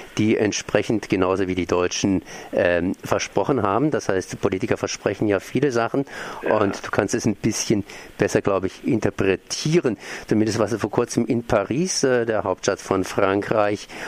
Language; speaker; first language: German; native; German